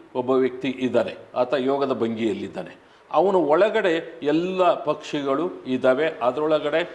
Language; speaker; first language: Kannada; native; Kannada